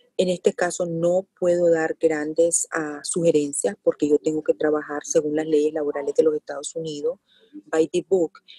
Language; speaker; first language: Spanish; native; Spanish